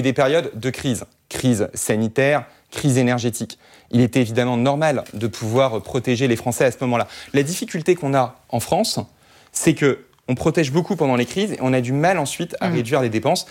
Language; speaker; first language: French; native; French